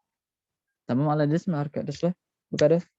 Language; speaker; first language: Turkish; non-native, learner; Indonesian